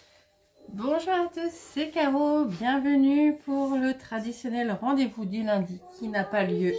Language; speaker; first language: French; native; French